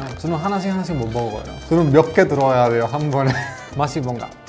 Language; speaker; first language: Korean; non-native, fluent; Spanish